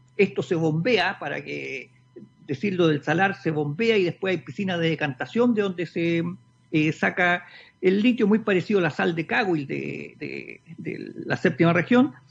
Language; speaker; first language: Spanish; native; Spanish